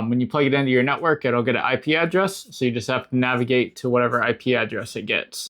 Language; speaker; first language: English; native; English